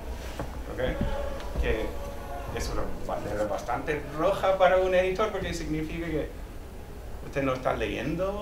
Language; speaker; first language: Spanish; non-native, fluent; English